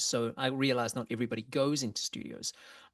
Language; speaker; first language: English; native; English